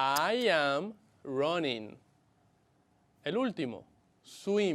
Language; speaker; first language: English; non-native, fluent; Spanish